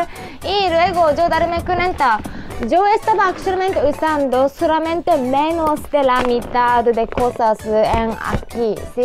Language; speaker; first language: Spanish; non-native, learner; Japanese